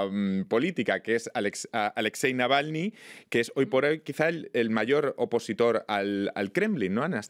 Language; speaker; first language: Spanish; native; Spanish